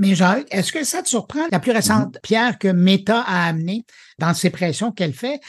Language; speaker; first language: French; native; French